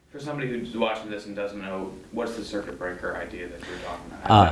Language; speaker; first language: English; native; English